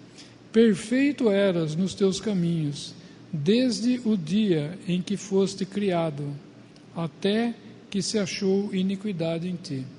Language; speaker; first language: Portuguese; native; Portuguese